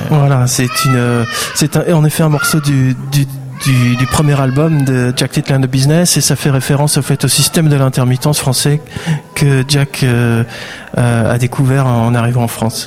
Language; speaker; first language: French; native; French